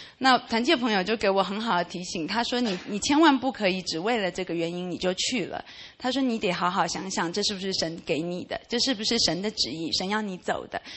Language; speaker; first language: Chinese; native; Chinese